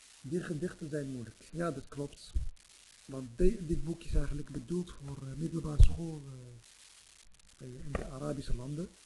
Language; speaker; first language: Dutch; non-native, fluent; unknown